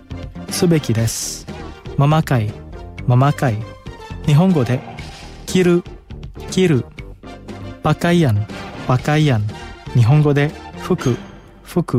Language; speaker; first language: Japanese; non-native, fluent; Indonesian